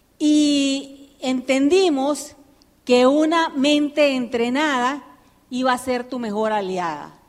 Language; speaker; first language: Spanish; early bilingual, heritage; Spanish